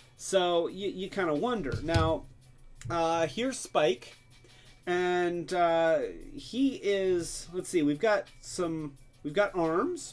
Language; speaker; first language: English; native; English